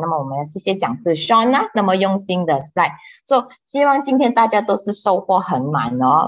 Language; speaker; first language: Chinese; native; Chinese